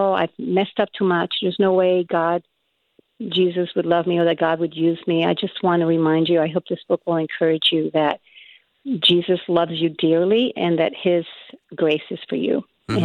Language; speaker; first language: English; non-native, fluent; Spanish